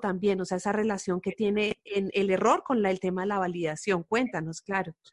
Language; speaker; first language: Spanish; native; Spanish